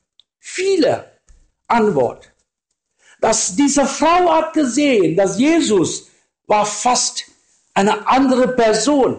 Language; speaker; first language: German; non-native, learner; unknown